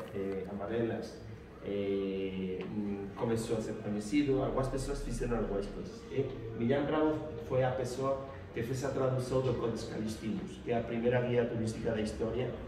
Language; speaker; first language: Portuguese; non-native, fluent; Spanish